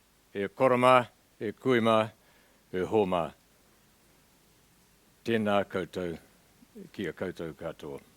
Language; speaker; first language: Māori; non-native, learner; English